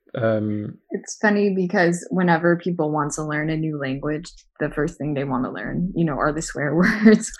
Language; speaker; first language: English; native; English